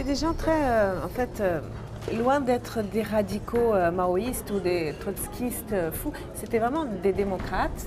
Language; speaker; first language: French; non-native, fluent; Portuguese